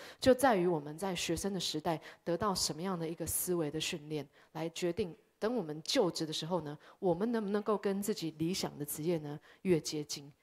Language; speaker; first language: Chinese; early bilingual, heritage; Chinese